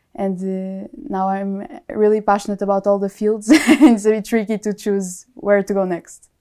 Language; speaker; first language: English; non-native, fluent; Portuguese